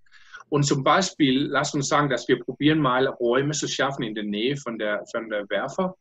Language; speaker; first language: German; non-native, learner; Danish